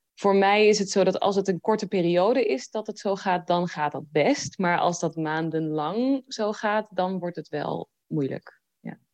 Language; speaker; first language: Dutch; native; Dutch